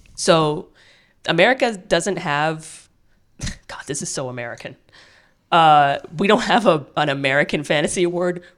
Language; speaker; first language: English; native; English